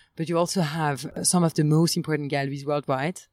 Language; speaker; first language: English; non-native, fluent; French